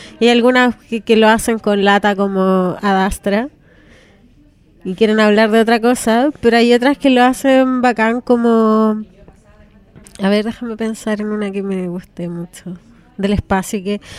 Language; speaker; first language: Spanish; native; Spanish